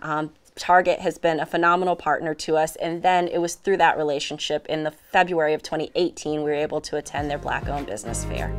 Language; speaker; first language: English; native; English